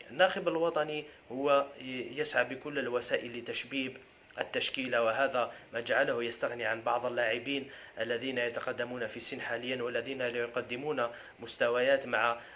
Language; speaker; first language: Arabic; native; Arabic